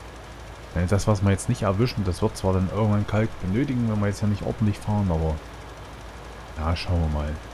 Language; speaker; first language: German; native; German